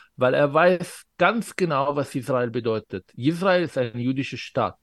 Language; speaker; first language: German; non-native, fluent; Arabic